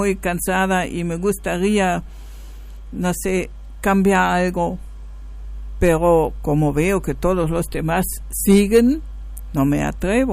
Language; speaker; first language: Spanish; native; Spanish